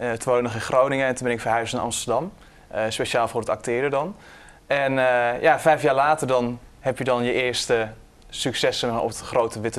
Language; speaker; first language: Dutch; native; Dutch